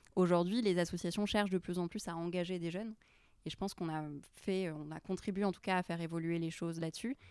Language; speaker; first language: French; early bilingual, other home language; Arabic